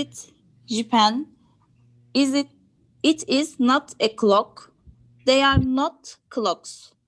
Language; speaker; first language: English; non-native, learner; Turkish